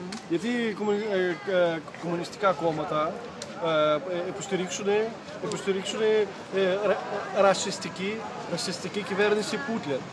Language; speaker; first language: Greek; non-native, learner; Ukrainian